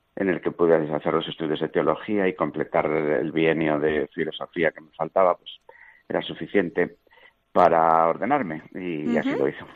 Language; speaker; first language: Spanish; native; Spanish